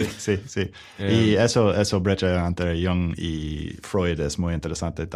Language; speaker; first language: Spanish; non-native, learner; English